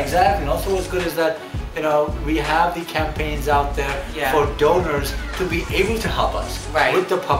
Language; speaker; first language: English; native; English